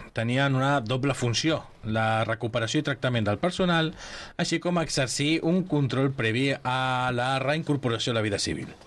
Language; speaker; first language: Catalan; native; Catalan